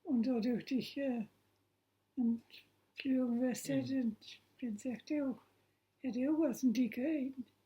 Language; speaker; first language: German; non-native, local second language; Low German